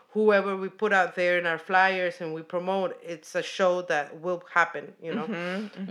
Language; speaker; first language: English; non-native, fluent; Spanish